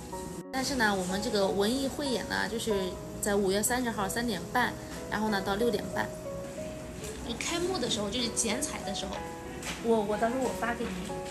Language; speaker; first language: Chinese; native; Chinese